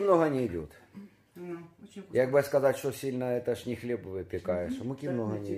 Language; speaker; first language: Russian; native; Russian